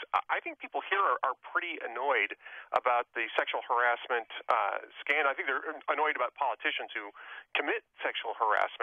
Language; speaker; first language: English; native; English